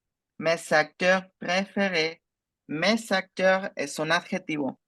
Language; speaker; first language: French; non-native, fluent; Spanish